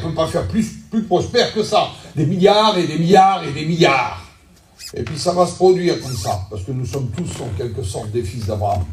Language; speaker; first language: French; native; French